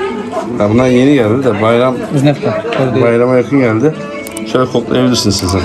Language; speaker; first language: Turkish; native; Turkish